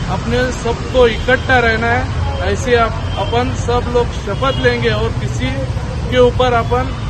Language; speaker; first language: Hindi; non-native, local second language; Marathi